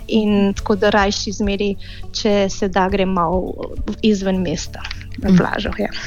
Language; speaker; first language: Slovenian; early bilingual, heritage; Catalan